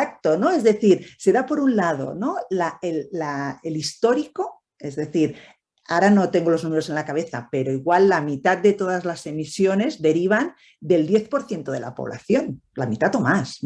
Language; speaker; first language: Spanish; native; Spanish